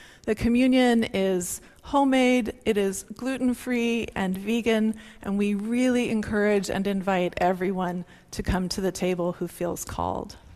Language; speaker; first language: English; native; English